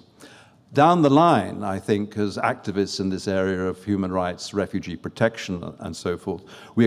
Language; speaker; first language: English; non-native, fluent; French